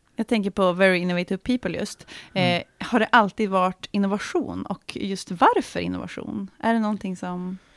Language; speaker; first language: Swedish; native; Swedish